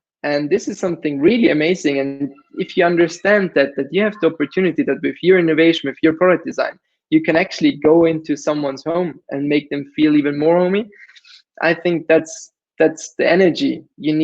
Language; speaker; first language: English; non-native, fluent; German